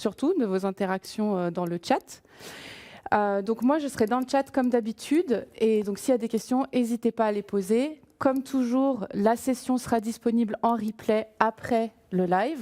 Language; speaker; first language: French; native; French